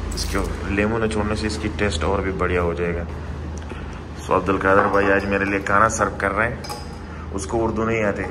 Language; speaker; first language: Urdu; non-native, fluent; Pashto